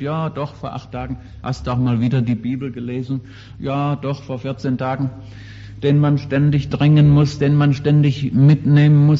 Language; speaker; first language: German; native; German